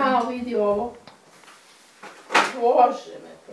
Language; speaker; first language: Croatian; native; Croatian